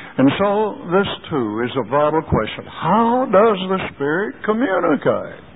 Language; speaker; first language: English; native; English